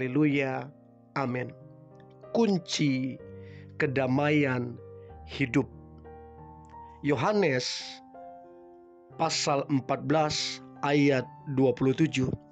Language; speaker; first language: Indonesian; native; Indonesian